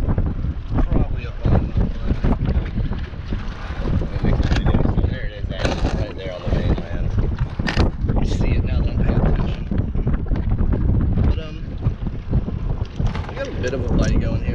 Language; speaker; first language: English; native; English